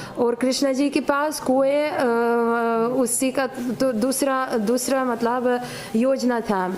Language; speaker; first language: Hindi; non-native, learner; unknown